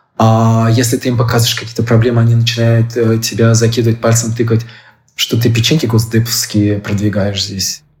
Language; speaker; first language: Russian; native; Russian